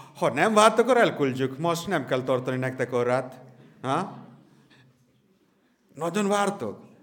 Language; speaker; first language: Hungarian; non-native, learner; Bangla